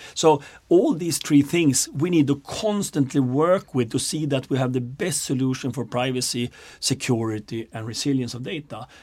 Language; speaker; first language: English; non-native, fluent; Swedish